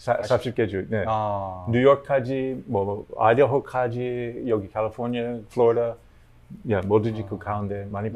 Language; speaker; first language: Korean; non-native, learner; English